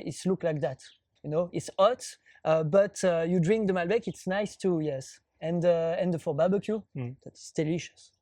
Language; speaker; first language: English; non-native, learner; French